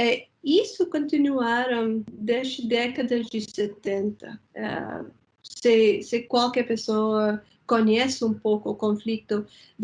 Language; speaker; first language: Portuguese; non-native, fluent; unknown